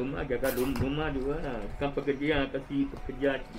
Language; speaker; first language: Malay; non-native, local second language; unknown